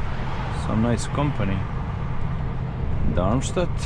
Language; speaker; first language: English; non-native, learner; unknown